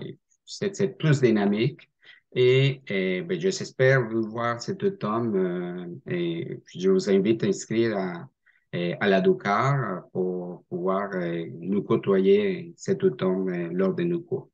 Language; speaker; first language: French; non-native, fluent; Spanish